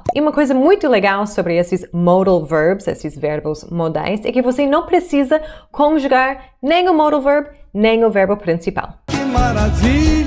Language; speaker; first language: Portuguese; non-native, fluent; English